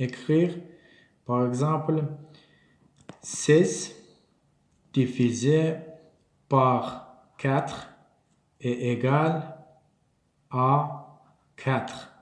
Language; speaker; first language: French; non-native, learner; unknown